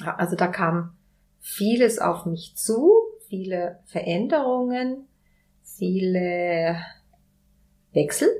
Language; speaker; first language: German; non-native, fluent; Spanish